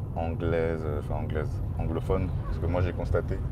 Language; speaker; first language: French; native; French